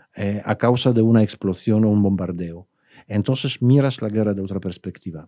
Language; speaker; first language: Spanish; non-native, fluent; Polish